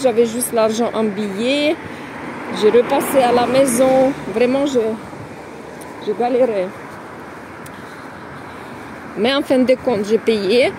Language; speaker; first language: French; non-native, fluent; Russian